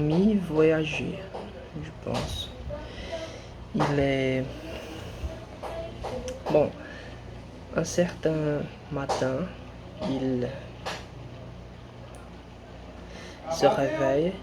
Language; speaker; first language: French; non-native, learner; Portuguese